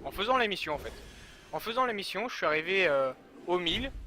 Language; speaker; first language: French; native; French